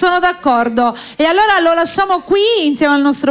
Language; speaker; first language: Italian; native; Italian